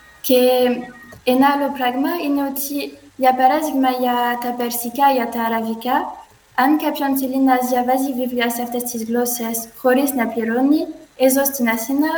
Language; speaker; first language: Greek; non-native, learner; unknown